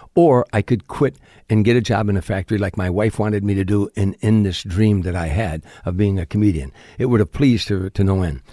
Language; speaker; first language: English; native; English